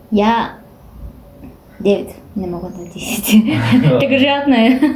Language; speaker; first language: Russian; non-native, learner; Japanese